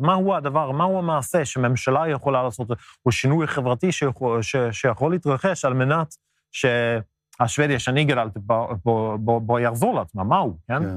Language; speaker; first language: Hebrew; non-native, fluent; Swedish